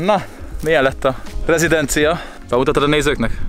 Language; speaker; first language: Hungarian; native; Hungarian